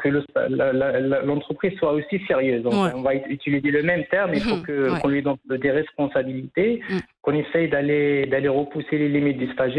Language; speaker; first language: French; non-native, local second language; Arabic